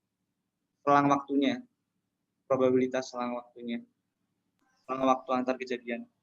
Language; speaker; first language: Indonesian; native; Indonesian